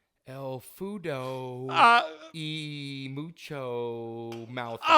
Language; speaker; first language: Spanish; non-native, learner; English